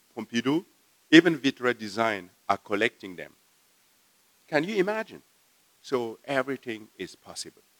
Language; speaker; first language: English; non-native, fluent; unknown